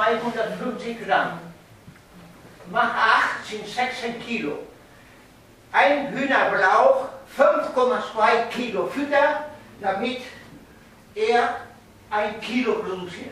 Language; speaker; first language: German; non-native, fluent; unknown